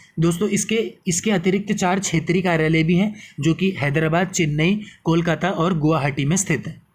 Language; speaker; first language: Hindi; native; Hindi